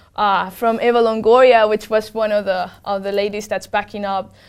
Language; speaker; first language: English; non-native, fluent; Spanish